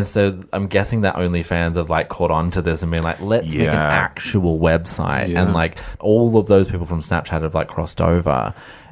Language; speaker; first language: English; native; English